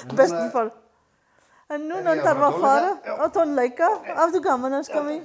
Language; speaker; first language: Icelandic; non-native, learner; Portuguese